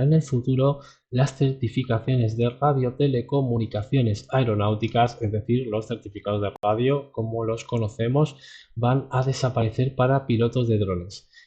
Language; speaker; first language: Spanish; native; Spanish